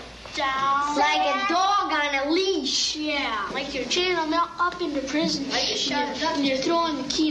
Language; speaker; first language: English; native; English